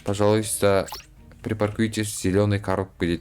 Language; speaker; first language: Russian; non-native, local second language; Kazakh